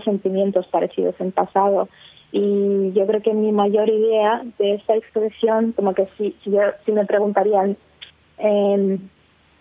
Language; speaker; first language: Spanish; non-native, fluent; Russian